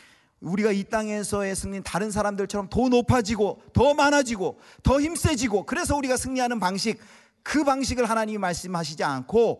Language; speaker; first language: Korean; native; Korean